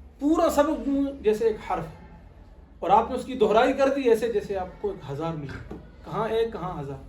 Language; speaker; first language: Urdu; non-native, local second language; Pashto